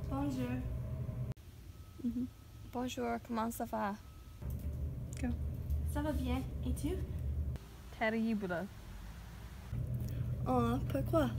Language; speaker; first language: French; non-native, learner; English